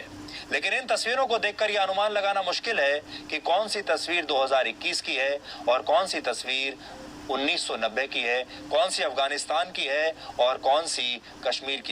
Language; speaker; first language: Hindi; native; Hindi